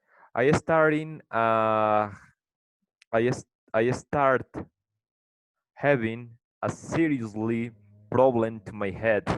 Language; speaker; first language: English; non-native, learner; Spanish